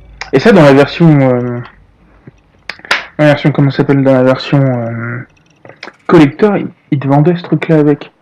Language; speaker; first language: French; native; French